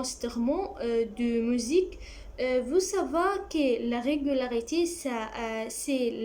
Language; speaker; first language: French; non-native, learner; Arabic